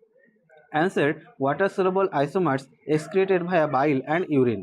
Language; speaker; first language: English; non-native, local second language; Bangla